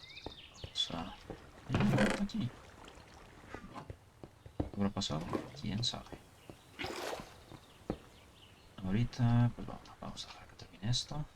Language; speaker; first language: Spanish; early bilingual, heritage; Spanish